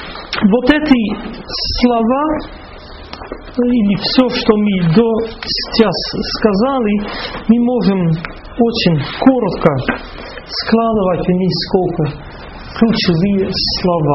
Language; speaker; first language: Russian; non-native, fluent; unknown